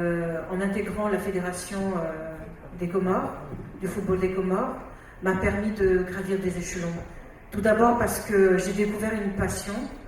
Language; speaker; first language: French; non-native, local second language; Comorian